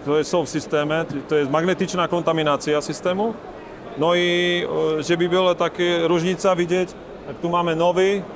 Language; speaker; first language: Polish; non-native, learner; Slovak